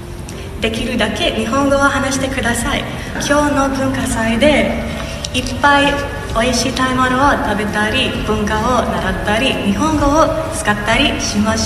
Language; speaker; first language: Japanese; non-native, learner; English